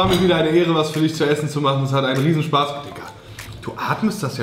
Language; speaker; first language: German; native; German